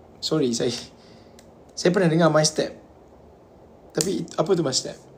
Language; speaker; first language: Malay; native; Malay